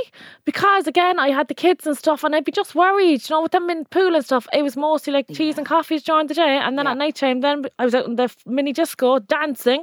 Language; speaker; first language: English; native; English